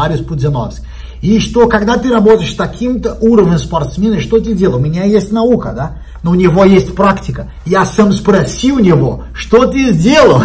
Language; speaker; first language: Russian; non-native, learner; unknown